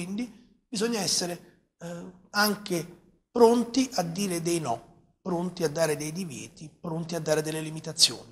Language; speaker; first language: Italian; native; Italian